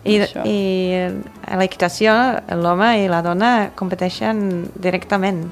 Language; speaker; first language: Catalan; non-native, fluent; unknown